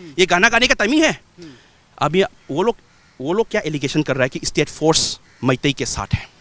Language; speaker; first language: Hindi; non-native, local second language; Manipuri